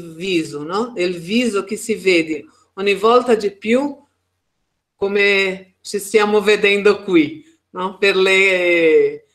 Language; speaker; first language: Italian; non-native, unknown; Portuguese